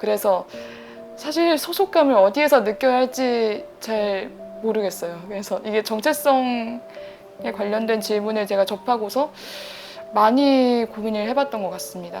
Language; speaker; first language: Korean; non-native, fluent; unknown